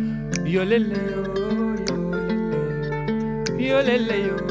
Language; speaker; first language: Spanish; native; Spanish